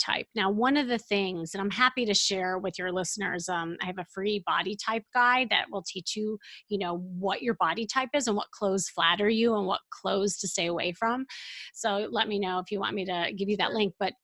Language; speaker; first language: English; native; English